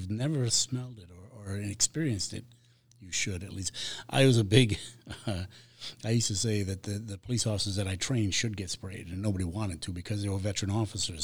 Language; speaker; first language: English; native; English